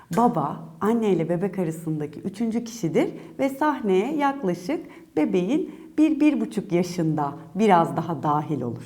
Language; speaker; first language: Turkish; native; Turkish